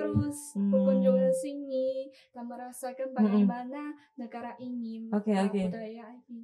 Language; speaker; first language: Indonesian; non-native, learner; Chinese